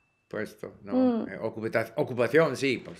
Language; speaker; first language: Spanish; non-native, fluent; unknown